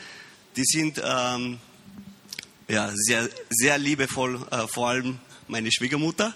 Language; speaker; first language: German; early bilingual, heritage; Romanian